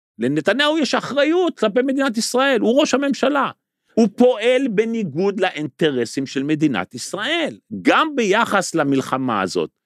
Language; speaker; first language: Hebrew; native; Hebrew